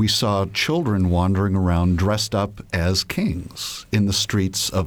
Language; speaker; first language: English; native; English